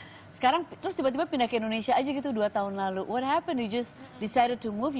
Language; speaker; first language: Indonesian; native; Indonesian